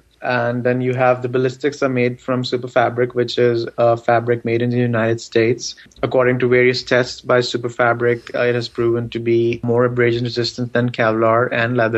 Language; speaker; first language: English; non-native, local second language; Urdu